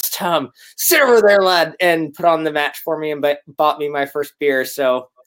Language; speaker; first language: English; native; English